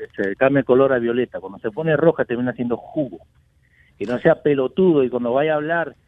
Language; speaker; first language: Spanish; native; Spanish